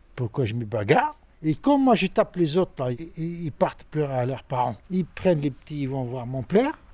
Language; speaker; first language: French; non-native, learner; Arabic